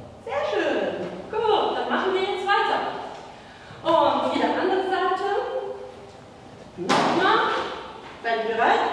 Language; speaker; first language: German; non-native, fluent; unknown